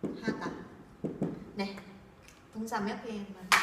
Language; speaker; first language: Korean; non-native, fluent; Vietnamese